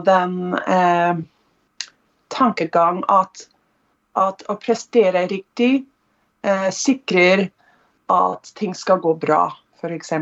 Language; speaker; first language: Norwegian; non-native, fluent; English